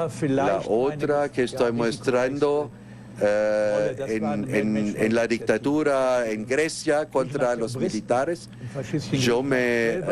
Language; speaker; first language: Spanish; non-native, fluent; German